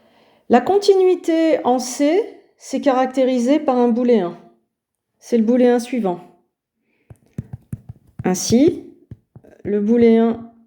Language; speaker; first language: French; native; French